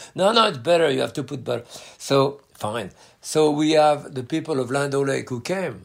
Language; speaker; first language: English; non-native, fluent; French